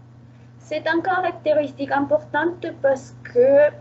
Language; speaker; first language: French; non-native, learner; Spanish